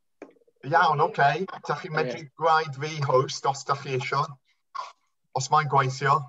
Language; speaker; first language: Welsh; non-native, fluent; English